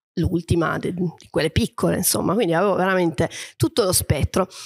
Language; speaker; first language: Italian; native; Italian